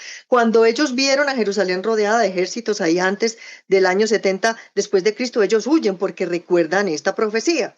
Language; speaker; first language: Spanish; native; Spanish